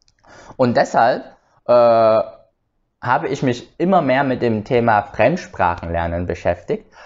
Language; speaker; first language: German; early bilingual, other home language; Vietnamese